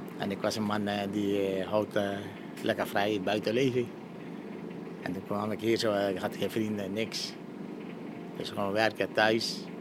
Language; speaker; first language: Dutch; non-native, local second language; Caribbean Hindustani